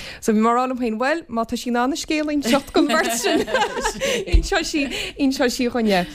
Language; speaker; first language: Irish; native; Irish